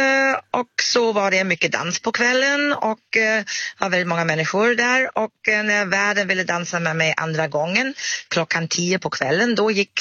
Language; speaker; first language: Swedish; non-native, fluent; German